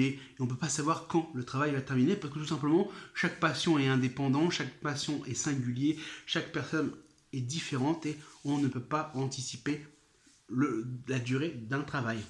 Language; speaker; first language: French; native; French